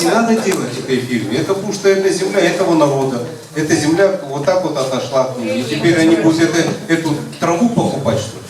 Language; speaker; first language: Russian; non-native, local second language; Kazakh